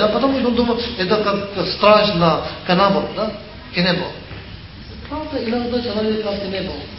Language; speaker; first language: Russian; non-native, learner; Tibetan